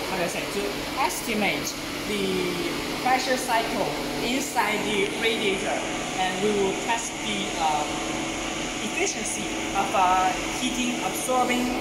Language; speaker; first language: English; non-native, learner; Chinese